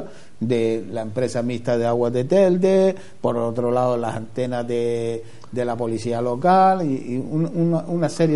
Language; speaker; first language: Spanish; native; Spanish